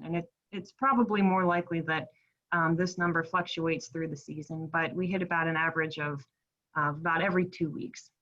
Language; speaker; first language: English; native; English